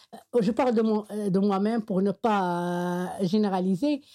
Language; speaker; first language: French; non-native, local second language; Arabic